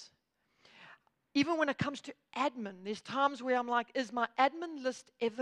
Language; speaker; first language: English; native; English